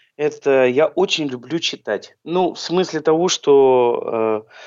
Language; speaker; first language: Russian; native; Russian